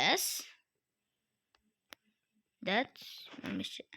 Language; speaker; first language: Polish; native; Polish